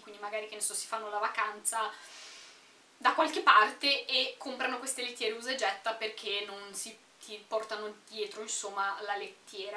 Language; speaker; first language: Italian; native; Italian